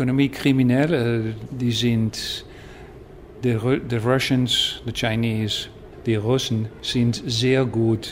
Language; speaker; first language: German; non-native, learner; Dutch